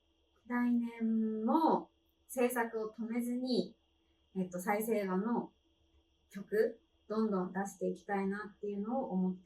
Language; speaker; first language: Japanese; native; Japanese